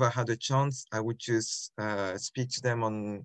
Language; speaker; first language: English; non-native, fluent; French